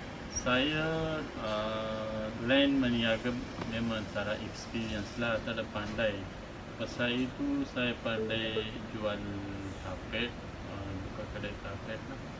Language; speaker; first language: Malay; non-native, learner; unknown